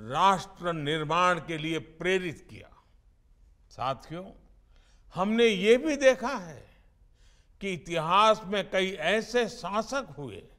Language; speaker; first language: Hindi; non-native, local second language; Gujarati